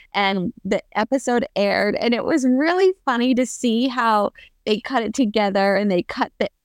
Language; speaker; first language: English; native; English